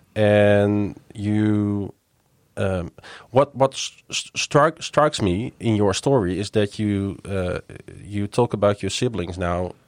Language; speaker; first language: English; non-native, fluent; Dutch